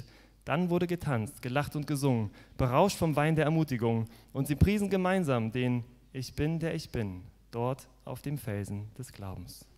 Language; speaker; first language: German; native; German